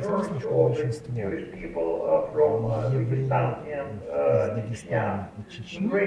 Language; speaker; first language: Russian; non-native, local second language; Azerbaijani